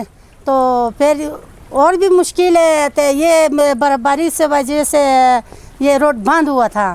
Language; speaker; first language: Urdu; non-native, local second language; Khowar